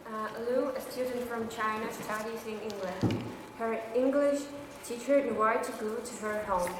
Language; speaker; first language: English; non-native, learner; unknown